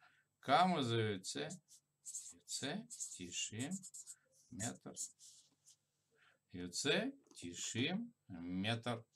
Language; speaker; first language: Hebrew; non-native, fluent; Russian